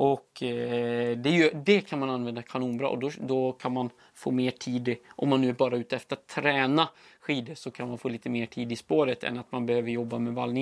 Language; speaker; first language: Swedish; native; Swedish